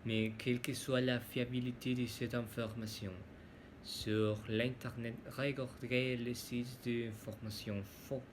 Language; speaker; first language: French; non-native, learner; Spanish